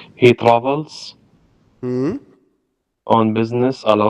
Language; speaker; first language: English; non-native, learner; Arabic